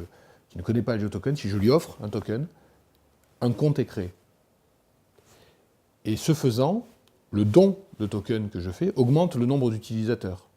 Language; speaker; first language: French; native; French